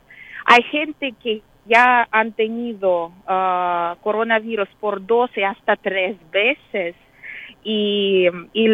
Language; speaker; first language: Spanish; non-native, fluent; Russian